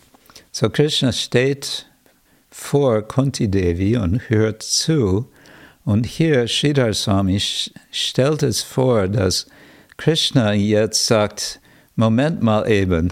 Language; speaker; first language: German; non-native, fluent; English